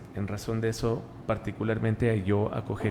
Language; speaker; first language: Spanish; native; Spanish